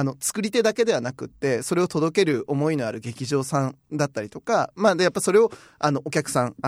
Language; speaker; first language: Japanese; native; Japanese